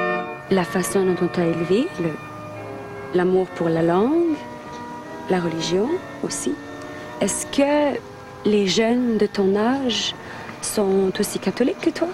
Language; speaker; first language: French; native; French